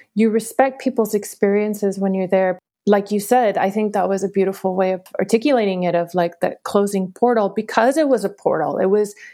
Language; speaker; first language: English; early bilingual, other home language; Spanish